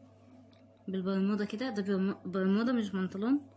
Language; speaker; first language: Arabic; native; Arabic